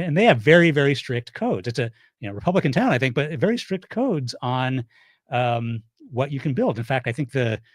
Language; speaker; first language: English; native; English